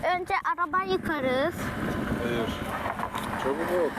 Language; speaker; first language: Turkish; non-native, learner; Thai